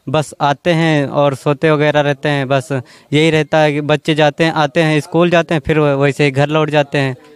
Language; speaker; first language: Hindi; native; Hindi